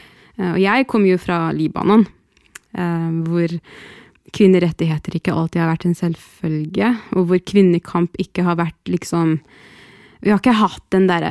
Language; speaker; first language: Norwegian; early bilingual, other home language; Arabic